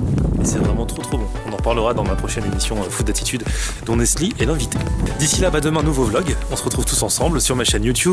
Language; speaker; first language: French; native; French